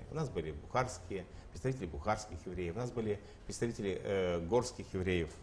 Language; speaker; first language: Russian; native; Russian